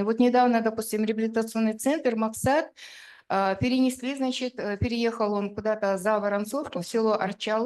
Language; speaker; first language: Russian; native; Russian